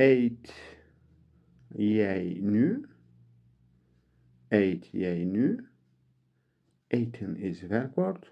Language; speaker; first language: Dutch; non-native, learner; Turkish